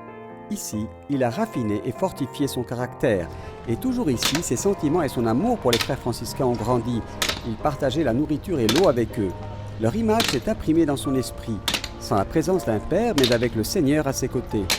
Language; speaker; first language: French; native; French